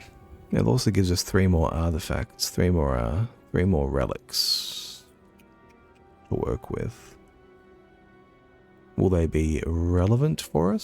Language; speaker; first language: English; native; English